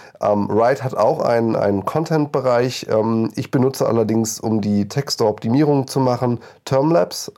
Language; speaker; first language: German; native; German